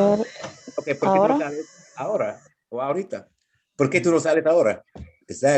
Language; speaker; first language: Spanish; non-native, fluent; English